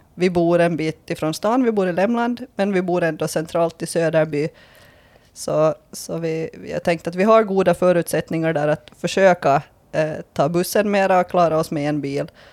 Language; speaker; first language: Swedish; native; Swedish